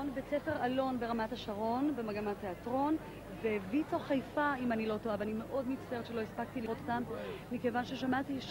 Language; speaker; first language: Hebrew; native; Hebrew